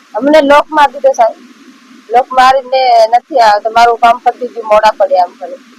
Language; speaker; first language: Gujarati; non-native, local second language; Bhili